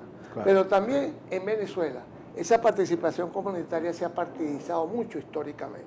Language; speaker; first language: Spanish; native; Spanish